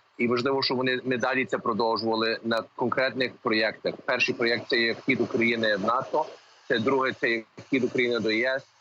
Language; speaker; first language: Ukrainian; early bilingual, heritage; Ukrainian